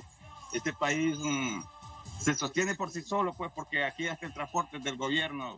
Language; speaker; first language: Spanish; native; Spanish